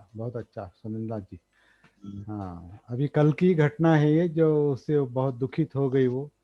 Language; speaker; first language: Hindi; non-native, local second language; Marathi